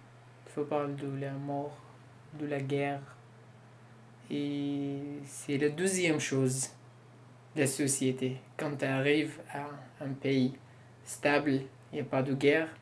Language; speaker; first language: French; non-native, learner; Kurdish